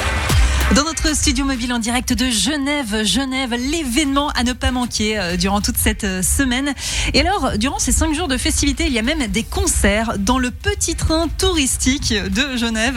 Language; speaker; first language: French; native; French